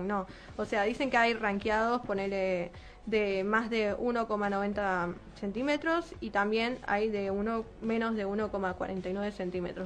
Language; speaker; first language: Spanish; native; Spanish